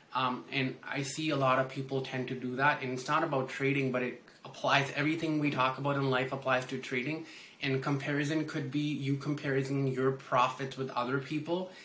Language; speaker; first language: English; early bilingual, other home language; Hindi